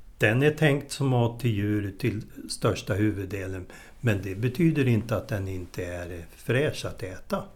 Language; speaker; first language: Swedish; native; Swedish